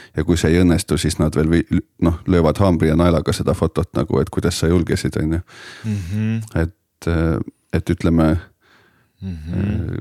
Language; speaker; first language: Estonian; native; Estonian